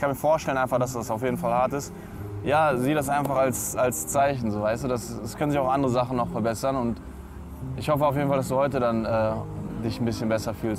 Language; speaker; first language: German; native; German